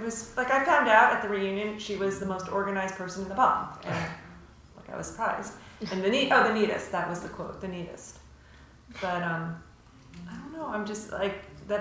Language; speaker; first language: English; native; English